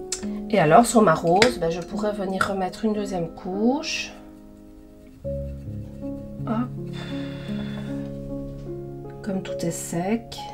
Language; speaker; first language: French; native; French